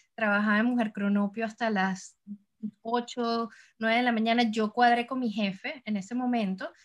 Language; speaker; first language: Spanish; native; Spanish